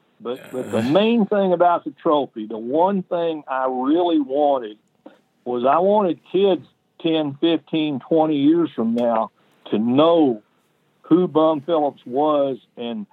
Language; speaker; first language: English; native; English